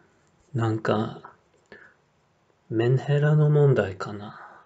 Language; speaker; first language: Japanese; non-native, learner; English